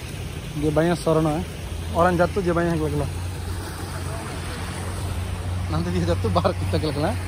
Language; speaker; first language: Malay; non-native, learner; Bangla